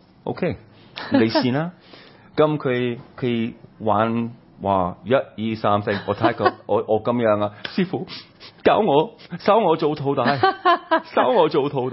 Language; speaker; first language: Cantonese; non-native, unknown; English